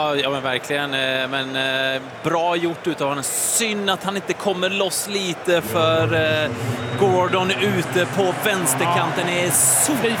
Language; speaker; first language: Swedish; native; Swedish